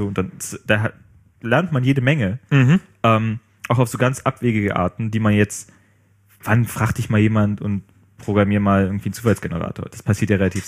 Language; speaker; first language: German; native; German